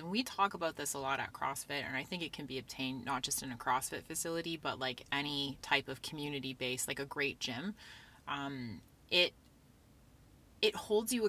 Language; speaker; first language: English; native; English